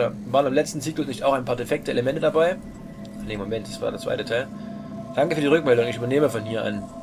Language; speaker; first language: German; native; German